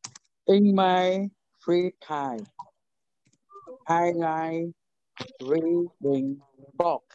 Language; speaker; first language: English; non-native, learner; Vietnamese